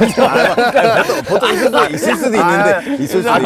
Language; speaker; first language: Korean; non-native, fluent; Spanish